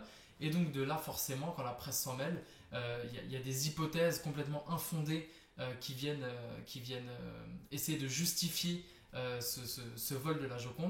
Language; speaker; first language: French; native; French